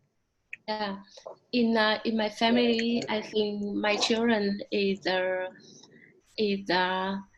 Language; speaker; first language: English; non-native, learner; Vietnamese